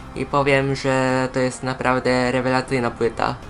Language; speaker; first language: Polish; non-native, fluent; Japanese